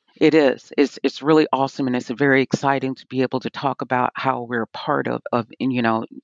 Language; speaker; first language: English; native; English